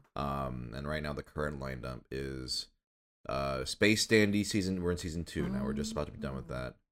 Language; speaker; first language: English; native; English